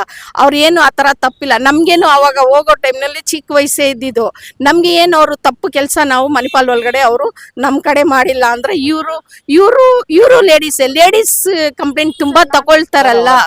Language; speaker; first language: Kannada; non-native, local second language; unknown